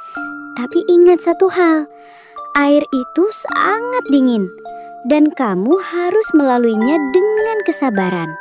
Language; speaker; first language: Indonesian; native; Indonesian